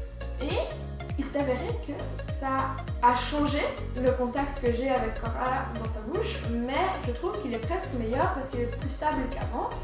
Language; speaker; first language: French; native; French